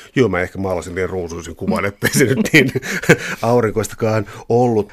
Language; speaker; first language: Finnish; native; Finnish